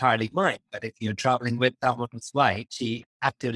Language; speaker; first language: English; non-native, local second language; Urdu